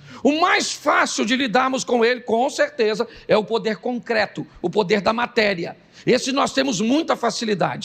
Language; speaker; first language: Portuguese; native; Portuguese